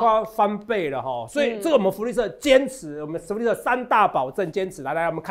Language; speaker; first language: Chinese; native; Chinese